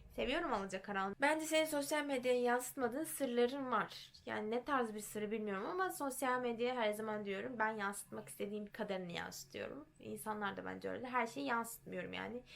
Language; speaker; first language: Turkish; early bilingual, heritage; Turkish